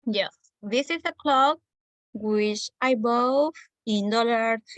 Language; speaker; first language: English; non-native, learner; Spanish